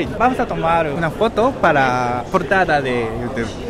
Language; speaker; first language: Spanish; non-native, learner; Japanese